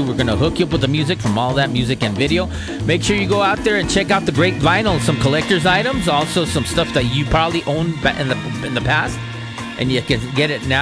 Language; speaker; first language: English; native; English